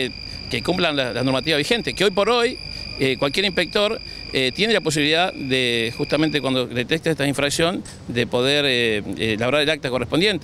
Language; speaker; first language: Spanish; native; Spanish